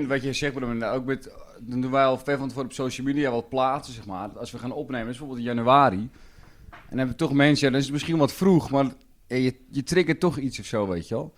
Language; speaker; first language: Dutch; native; Dutch